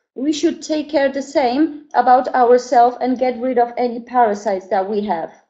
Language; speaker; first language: English; non-native, fluent; Polish